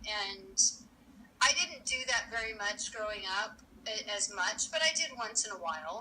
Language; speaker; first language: English; native; English